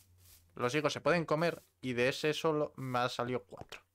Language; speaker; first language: Spanish; native; Spanish